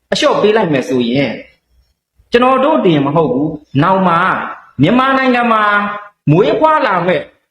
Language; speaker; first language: Burmese; native; Burmese